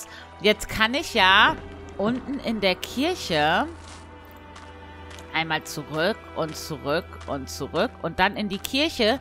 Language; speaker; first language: German; native; German